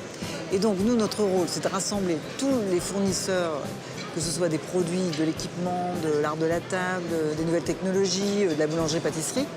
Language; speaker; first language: French; native; French